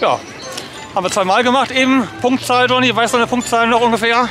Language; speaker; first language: German; native; German